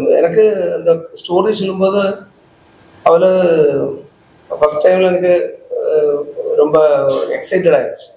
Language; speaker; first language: Tamil; non-native, local second language; Malayalam